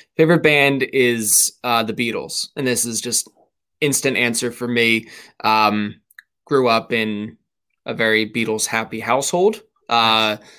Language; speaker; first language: English; native; English